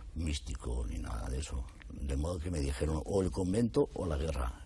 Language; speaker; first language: Spanish; native; Spanish